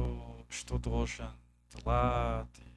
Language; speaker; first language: Russian; non-native, learner; English